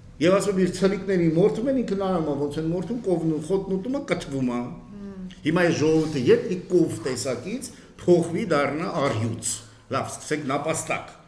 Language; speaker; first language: Armenian; native; Armenian